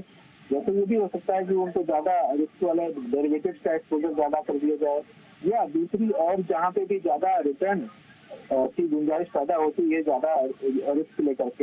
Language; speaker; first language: Hindi; native; Hindi